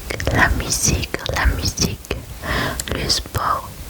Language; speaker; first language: French; non-native, learner; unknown